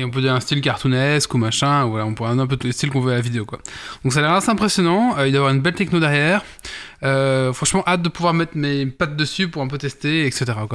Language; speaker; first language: French; native; French